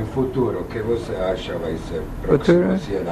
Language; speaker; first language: Portuguese; non-native, learner; Czech